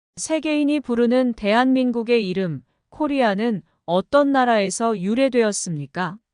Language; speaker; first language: Korean; native; Korean